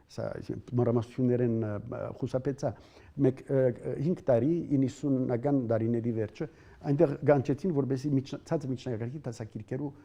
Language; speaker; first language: Armenian; early bilingual, heritage; Armenian